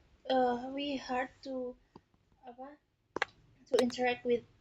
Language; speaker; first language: English; non-native, learner; Indonesian